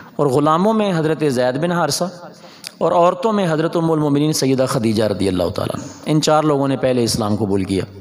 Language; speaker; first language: Urdu; non-native, local second language; Punjabi